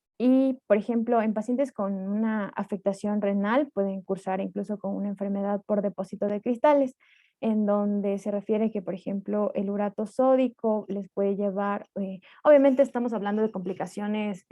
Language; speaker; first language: Spanish; native; Spanish